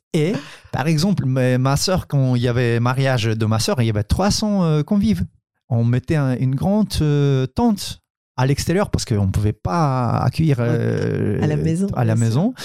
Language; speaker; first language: French; non-native, fluent; Ukrainian